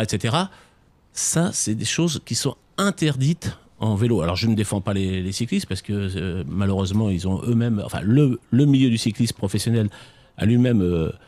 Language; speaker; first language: French; native; French